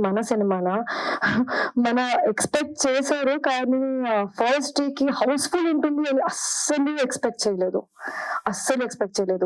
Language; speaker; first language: Telugu; non-native, learner; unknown